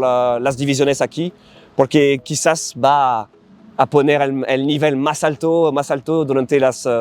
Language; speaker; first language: Spanish; non-native, learner; French